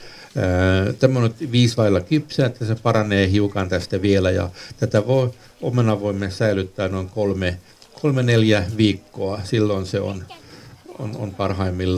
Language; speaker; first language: Finnish; non-native, local second language; Swedish